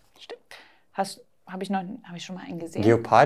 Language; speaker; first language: German; native; German